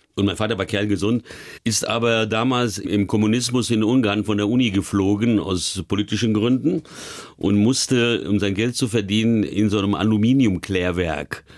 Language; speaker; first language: German; early bilingual, other home language; Hungarian